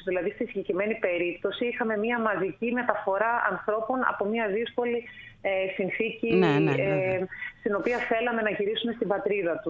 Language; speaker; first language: Greek; native; Greek